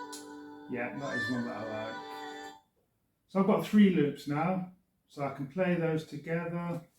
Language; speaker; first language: English; native; English